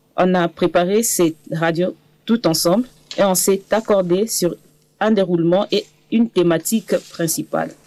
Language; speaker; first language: French; native; French